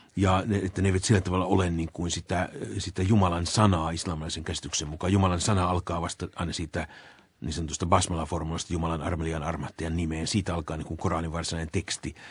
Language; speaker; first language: Finnish; native; Finnish